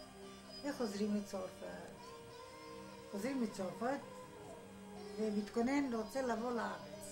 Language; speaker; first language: Hebrew; non-native, fluent; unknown